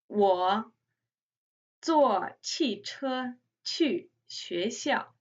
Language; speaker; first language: Chinese; non-native, fluent; English